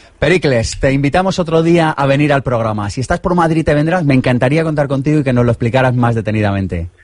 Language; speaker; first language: Spanish; native; Spanish